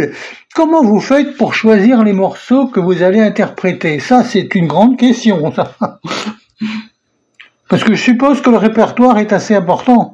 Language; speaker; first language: French; native; French